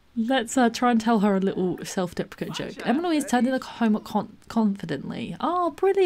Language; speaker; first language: English; native; English